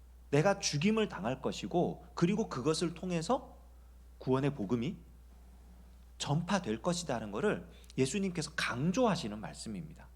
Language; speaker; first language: Korean; native; Korean